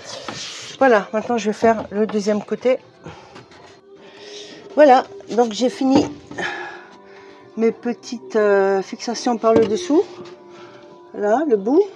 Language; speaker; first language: French; native; French